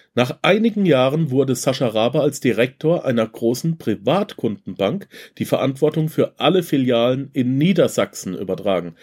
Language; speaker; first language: German; native; German